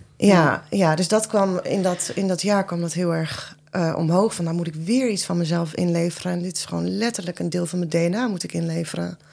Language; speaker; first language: Dutch; early bilingual, other home language; Persian